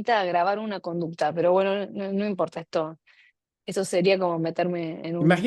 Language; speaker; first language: Spanish; native; Spanish